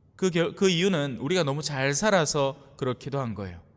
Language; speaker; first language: Korean; native; Korean